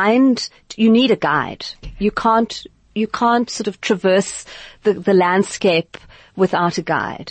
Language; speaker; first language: English; native; English